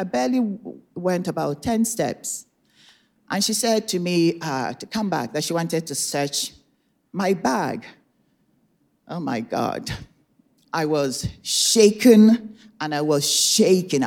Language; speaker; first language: English; non-native, local second language; Igbo